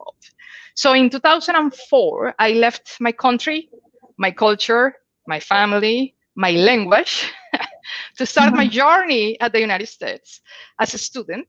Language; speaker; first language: English; non-native, fluent; Spanish